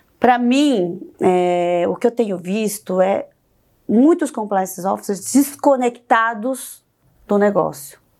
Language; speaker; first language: Portuguese; early bilingual, other home language; Korean